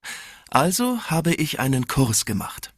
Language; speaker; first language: German; non-native, learner; Bangla